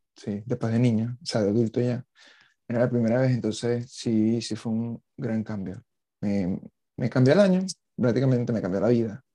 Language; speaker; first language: Spanish; native; Spanish